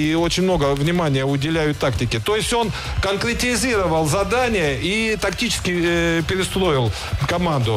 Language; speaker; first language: Russian; native; Russian